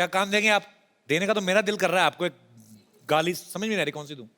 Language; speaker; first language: Hindi; native; Hindi